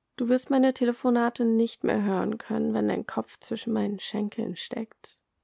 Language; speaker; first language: German; early bilingual, other home language; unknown